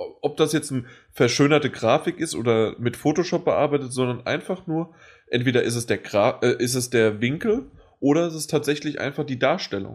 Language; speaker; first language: German; native; German